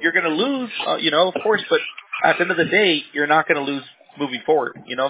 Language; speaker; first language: English; early bilingual, other home language; Spanish